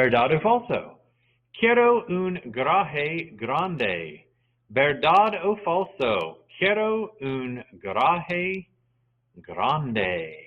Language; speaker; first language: Spanish; non-native, fluent; English